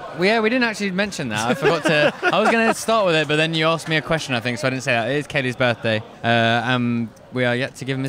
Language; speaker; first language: English; native; English